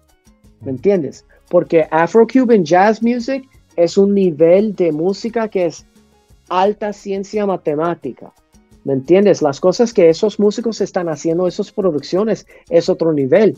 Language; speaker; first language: Spanish; early bilingual, heritage; English